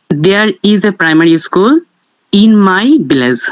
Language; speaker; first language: English; non-native, learner; Bangla